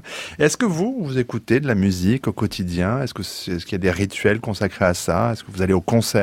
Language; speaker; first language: French; native; French